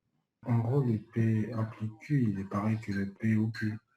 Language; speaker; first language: French; native; French